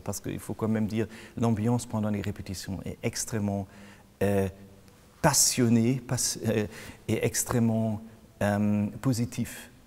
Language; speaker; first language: French; non-native, fluent; German